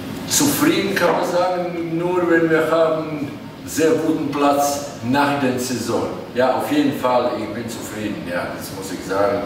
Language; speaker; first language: German; non-native, fluent; Latvian